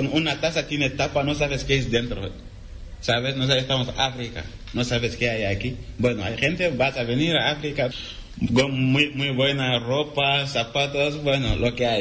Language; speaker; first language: Spanish; non-native, learner; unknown